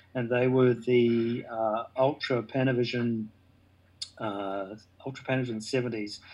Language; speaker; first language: English; native; English